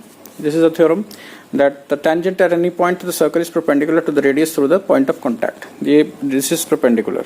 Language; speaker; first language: English; non-native, local second language; Hindi